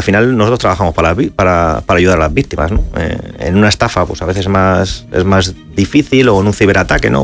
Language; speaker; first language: Spanish; native; Spanish